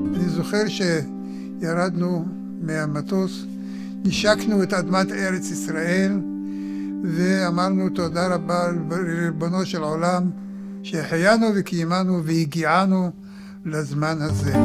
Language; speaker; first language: Hebrew; early bilingual, other home language; Arabic